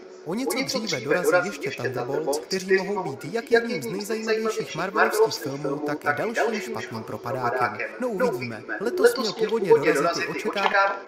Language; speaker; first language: Czech; native; Czech